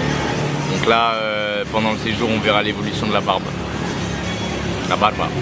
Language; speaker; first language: French; native; French